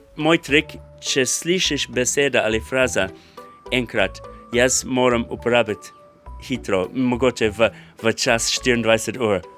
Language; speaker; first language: Slovenian; non-native, fluent; English